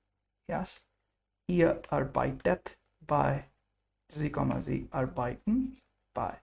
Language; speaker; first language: German; non-native, fluent; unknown